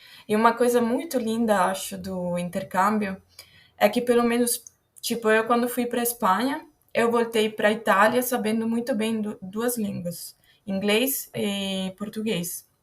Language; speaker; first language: Portuguese; non-native, fluent; Italian